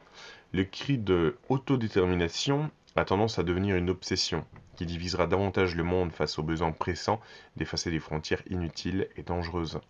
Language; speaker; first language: French; native; French